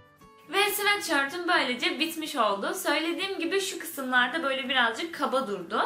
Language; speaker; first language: Turkish; native; Turkish